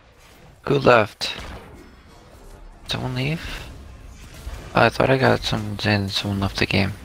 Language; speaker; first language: English; native; English